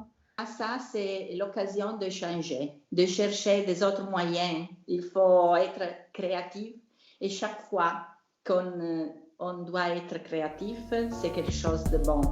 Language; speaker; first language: French; non-native, learner; Italian